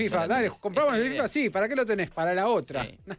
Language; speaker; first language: Spanish; native; Spanish